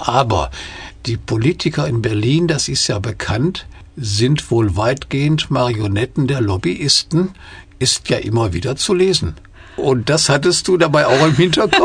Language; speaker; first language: German; native; German